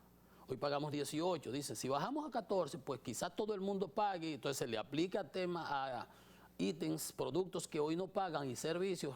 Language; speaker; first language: Spanish; native; Spanish